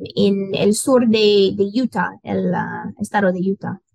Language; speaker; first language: Spanish; non-native, learner; English